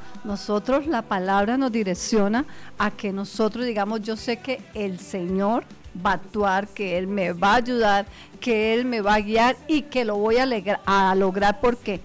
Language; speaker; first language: Spanish; native; Spanish